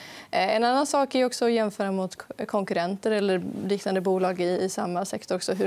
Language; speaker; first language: Swedish; native; Swedish